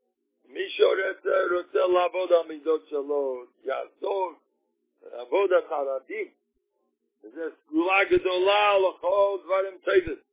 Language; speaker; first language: Hebrew; non-native, fluent; Yiddish